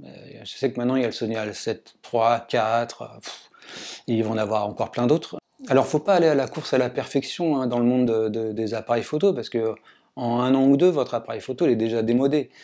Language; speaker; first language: French; native; French